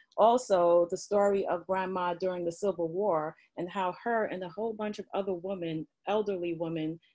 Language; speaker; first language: English; native; English